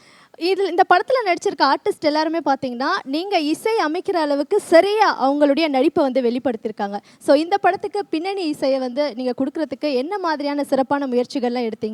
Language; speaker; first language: Tamil; native; Tamil